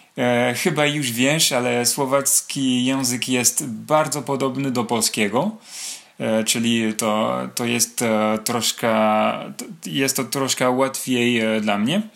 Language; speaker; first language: Polish; non-native, learner; French